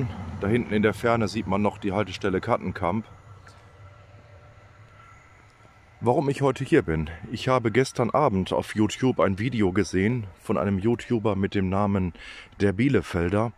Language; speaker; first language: German; native; German